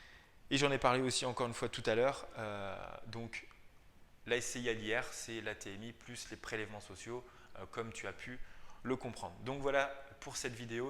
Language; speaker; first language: French; native; French